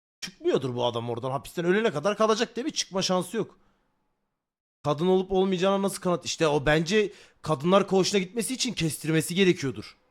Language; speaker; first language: Turkish; native; Turkish